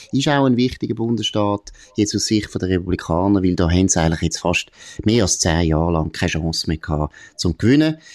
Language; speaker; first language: German; native; German